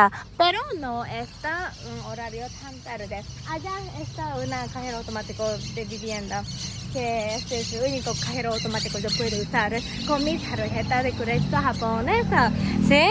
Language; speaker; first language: Spanish; non-native, learner; Japanese